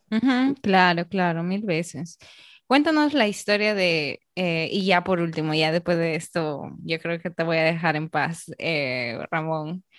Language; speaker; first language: Spanish; native; Spanish